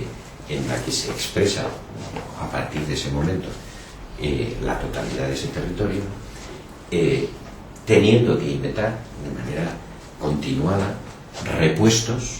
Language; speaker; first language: Spanish; native; Spanish